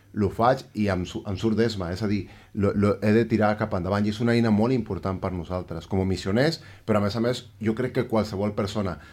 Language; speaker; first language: Catalan; non-native, fluent; Spanish